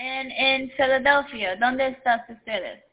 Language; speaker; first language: Spanish; early bilingual, heritage; Spanish